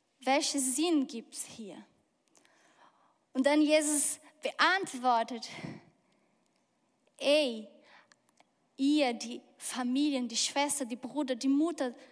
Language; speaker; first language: German; non-native, fluent; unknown